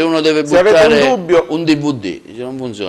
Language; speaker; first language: Italian; native; Italian